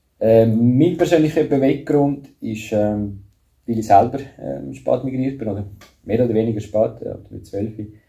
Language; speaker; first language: German; early bilingual, other home language; Spanish